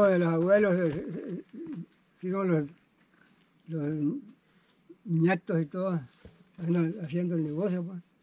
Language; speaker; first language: Spanish; native; Spanish